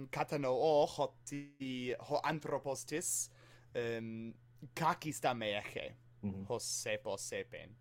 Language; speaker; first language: Greek; non-native, fluent; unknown